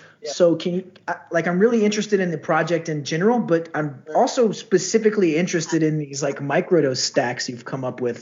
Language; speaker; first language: English; native; English